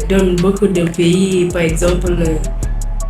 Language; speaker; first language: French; non-native, learner; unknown